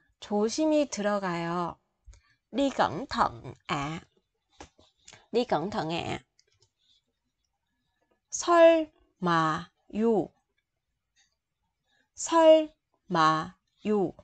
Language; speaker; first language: Korean; non-native, fluent; Vietnamese